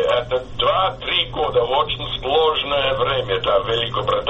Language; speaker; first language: Russian; non-native, fluent; English